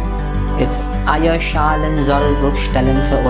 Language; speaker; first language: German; non-native, fluent; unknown